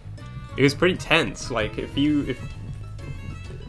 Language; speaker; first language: English; native; English